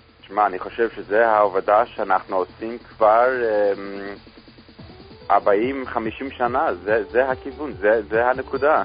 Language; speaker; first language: Hebrew; non-native, fluent; English